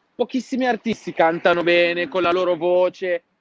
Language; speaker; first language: Italian; non-native, fluent; Arabic